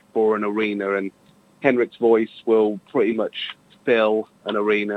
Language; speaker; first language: English; native; English